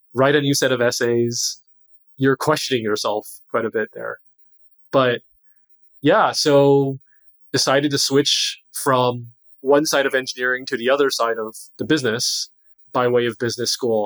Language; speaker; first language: English; native; English